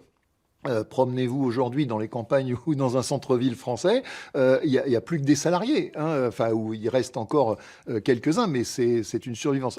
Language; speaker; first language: French; native; French